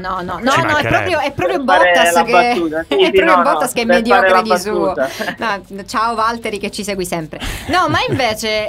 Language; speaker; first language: Italian; native; Italian